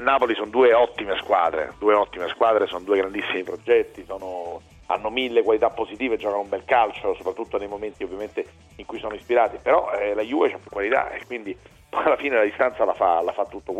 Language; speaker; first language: Italian; native; Italian